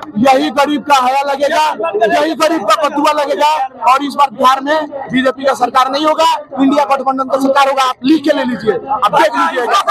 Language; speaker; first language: Hindi; native; Hindi